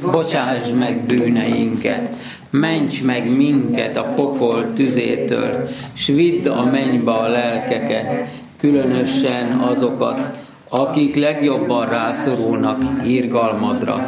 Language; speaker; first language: Hungarian; native; Hungarian